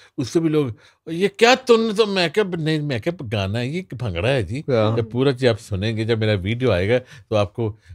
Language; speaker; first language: Urdu; non-native, local second language; Punjabi